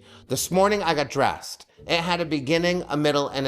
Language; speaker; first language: English; native; English